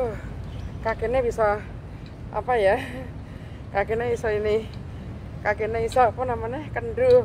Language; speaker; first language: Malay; non-native, local second language; Javanese